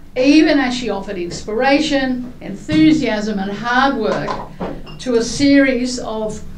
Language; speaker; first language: English; native; English